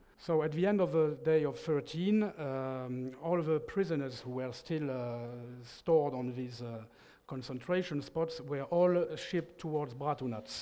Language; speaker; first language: English; non-native, fluent; French